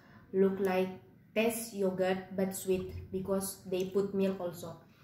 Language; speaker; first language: English; non-native, learner; Indonesian